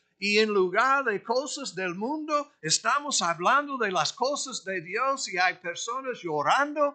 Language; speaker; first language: Spanish; non-native, fluent; English